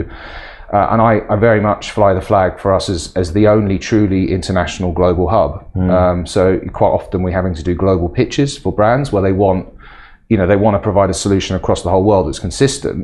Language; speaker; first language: English; native; English